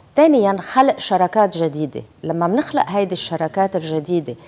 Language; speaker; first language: Arabic; native; Arabic